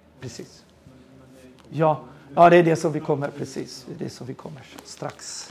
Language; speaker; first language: Swedish; non-native, fluent; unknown